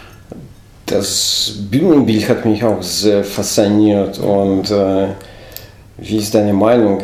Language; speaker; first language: German; non-native, fluent; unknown